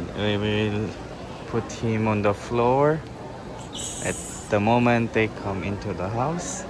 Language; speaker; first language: English; non-native, fluent; Korean